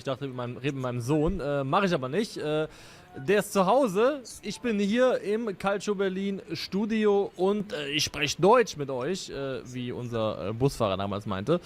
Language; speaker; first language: German; native; German